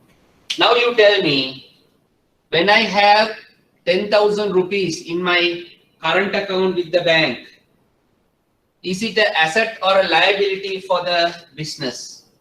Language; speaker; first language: English; non-native, local second language; Sinhala